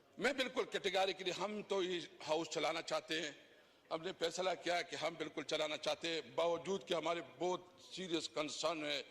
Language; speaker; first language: Urdu; non-native, local second language; Pashto